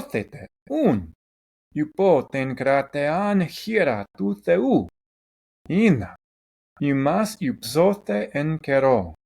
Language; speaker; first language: Greek; non-native, fluent; English